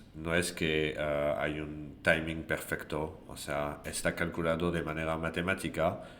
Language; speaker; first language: Spanish; non-native, fluent; French